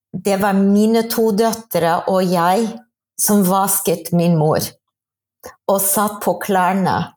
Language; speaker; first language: Norwegian; non-native, fluent; English